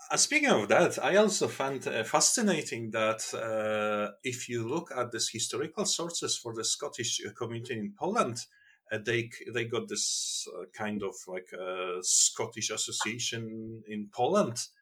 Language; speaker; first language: English; non-native, fluent; Polish